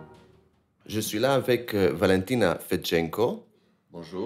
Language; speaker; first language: French; native; French